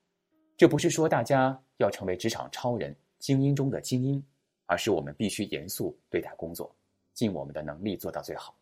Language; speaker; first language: Chinese; native; Chinese